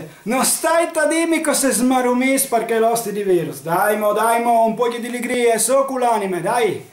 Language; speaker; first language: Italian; non-native, local second language; Friulian